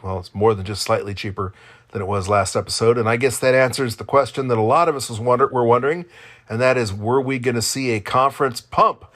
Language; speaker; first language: English; native; English